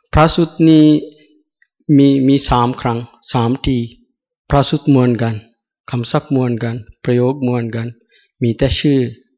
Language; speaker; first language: Thai; non-native, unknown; Sinhala